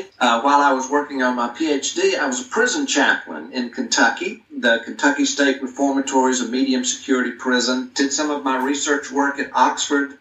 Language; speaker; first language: English; native; English